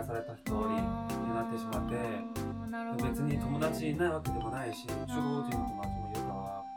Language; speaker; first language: Japanese; non-native, fluent; Chinese